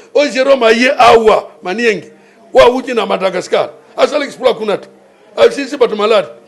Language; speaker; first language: Lingala; non-native, local second language; Kongo